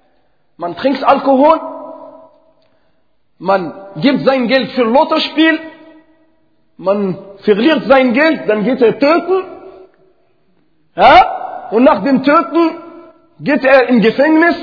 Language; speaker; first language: German; non-native, fluent; Arabic